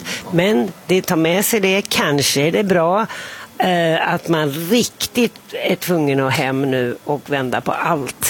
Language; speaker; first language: Swedish; native; Swedish